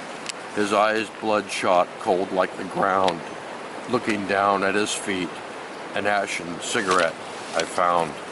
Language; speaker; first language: English; native; English